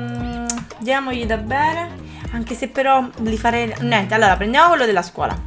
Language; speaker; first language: Italian; native; Italian